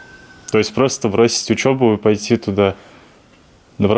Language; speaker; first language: Russian; native; Russian